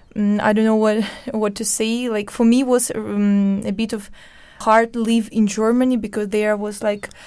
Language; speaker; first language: English; early bilingual, other home language; Ukrainian